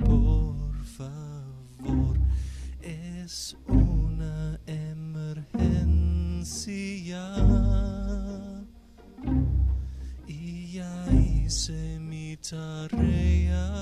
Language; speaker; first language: Spanish; non-native, learner; English